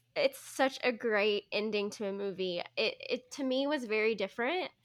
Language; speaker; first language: English; native; English